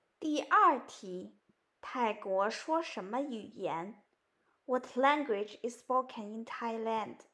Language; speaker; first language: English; non-native, fluent; Chinese